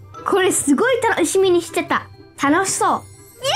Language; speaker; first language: Japanese; non-native, fluent; English